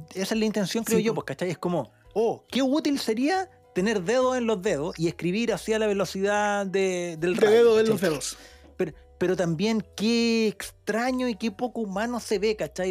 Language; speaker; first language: Spanish; native; Spanish